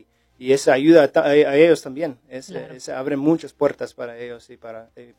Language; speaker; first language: Spanish; early bilingual, heritage; English